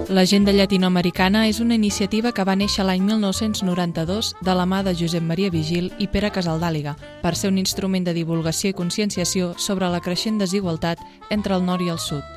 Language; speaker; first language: Catalan; native; Catalan